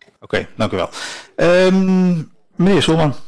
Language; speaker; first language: Dutch; native; Dutch